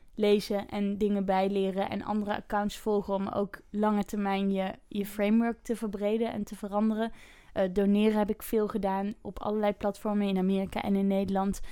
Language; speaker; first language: Dutch; native; Dutch